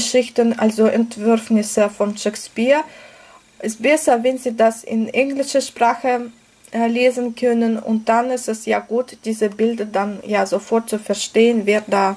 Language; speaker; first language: German; non-native, fluent; Russian